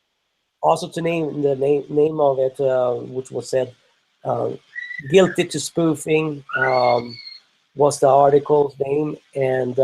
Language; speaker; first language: English; non-native, fluent; Swedish